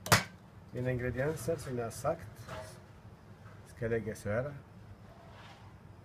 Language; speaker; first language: Swedish; non-native, fluent; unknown